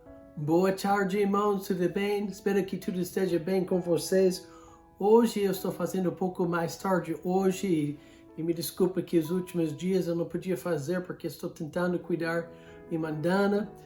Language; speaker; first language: Portuguese; non-native, fluent; English